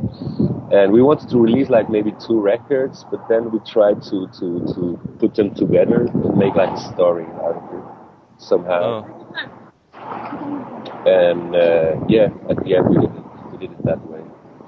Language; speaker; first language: English; non-native, fluent; Swiss German